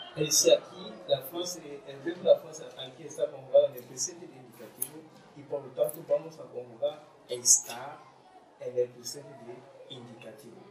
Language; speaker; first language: Spanish; non-native, fluent; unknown